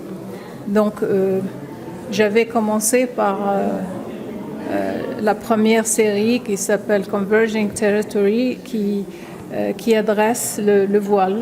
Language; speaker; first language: French; non-native, local second language; Arabic